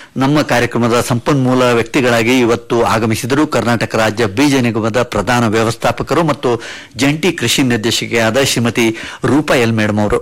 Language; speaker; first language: Kannada; native; Kannada